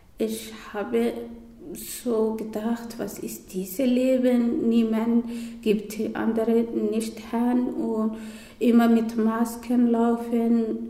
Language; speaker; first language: German; non-native, learner; Somali